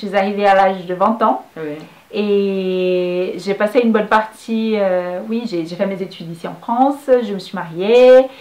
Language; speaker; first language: French; non-native, fluent; Portuguese